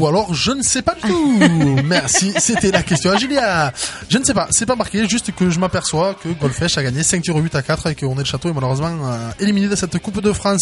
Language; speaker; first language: French; native; French